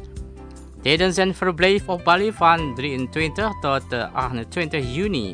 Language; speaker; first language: Dutch; non-native, learner; Indonesian